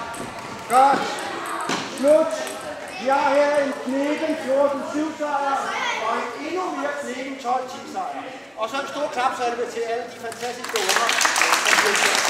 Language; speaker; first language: Danish; native; Danish